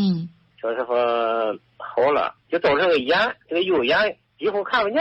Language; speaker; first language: Chinese; native; Chinese